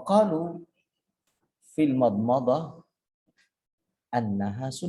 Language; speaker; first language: Arabic; non-native, fluent; Indonesian